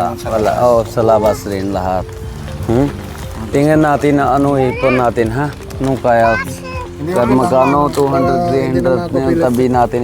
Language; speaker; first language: Filipino; non-native, learner; Punjabi